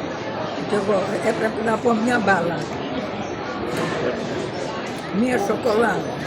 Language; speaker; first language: Greek; non-native, learner; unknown